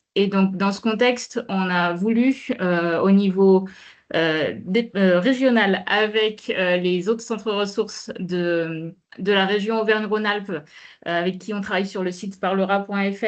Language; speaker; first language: French; native; French